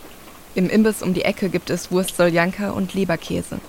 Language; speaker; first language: German; native; German